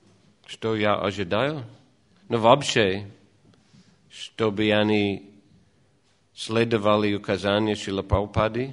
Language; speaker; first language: Russian; non-native, fluent; English